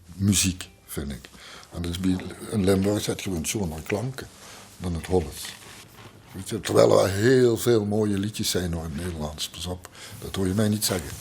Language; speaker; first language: Dutch; native; Dutch